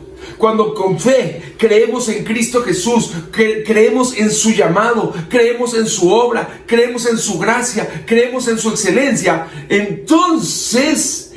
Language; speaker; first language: Spanish; native; Spanish